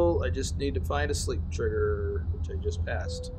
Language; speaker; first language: English; native; English